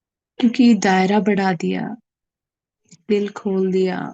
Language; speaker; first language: Hindi; native; Hindi